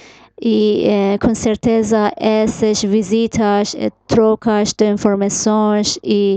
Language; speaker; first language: Portuguese; non-native, fluent; Persian